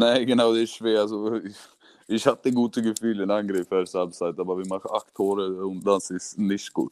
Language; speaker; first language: German; non-native, learner; Swedish